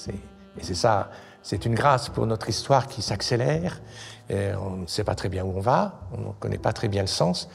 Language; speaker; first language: French; native; French